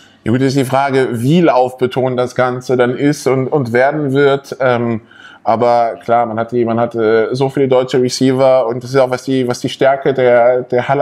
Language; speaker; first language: German; native; German